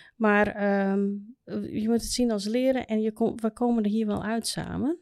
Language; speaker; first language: Dutch; native; Dutch